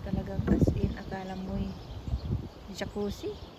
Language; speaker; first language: English; non-native, local second language; Filipino